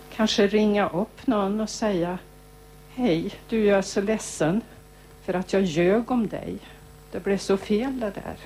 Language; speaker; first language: Swedish; native; Swedish